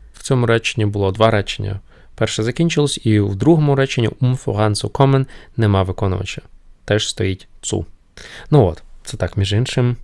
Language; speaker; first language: Ukrainian; non-native, local second language; Russian